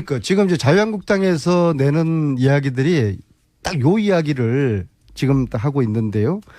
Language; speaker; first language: Korean; native; Korean